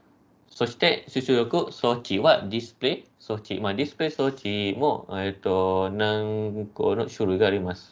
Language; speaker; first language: Japanese; non-native, fluent; Malay